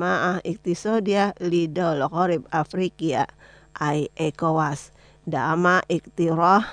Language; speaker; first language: Arabic; non-native, fluent; Indonesian